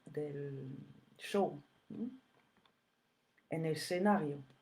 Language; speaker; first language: Spanish; non-native, fluent; French